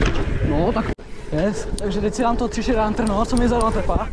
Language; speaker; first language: Czech; native; Czech